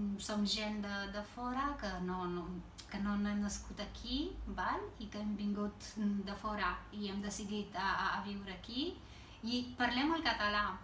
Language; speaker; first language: Catalan; non-native, fluent; Romanian